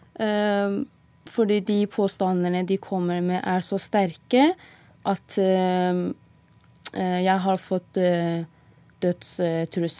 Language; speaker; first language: Norwegian; non-native, fluent; Persian